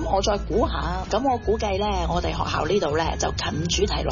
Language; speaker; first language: Chinese; native; Chinese